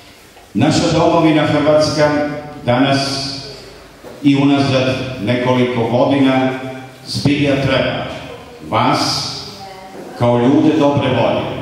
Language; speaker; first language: Croatian; native; Croatian